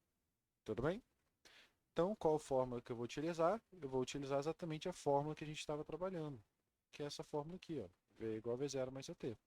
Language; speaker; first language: Portuguese; native; Portuguese